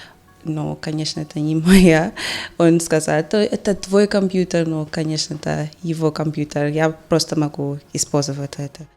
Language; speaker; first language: Russian; non-native, learner; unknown